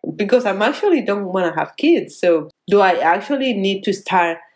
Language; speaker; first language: English; non-native, fluent; Spanish